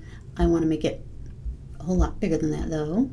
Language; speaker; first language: English; native; English